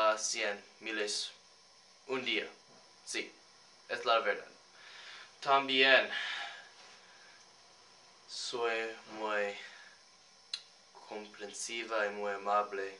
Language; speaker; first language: Spanish; non-native, learner; English